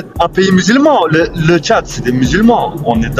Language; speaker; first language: French; early bilingual, other home language; Turkish